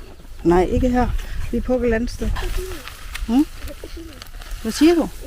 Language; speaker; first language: Danish; non-native, learner; Thai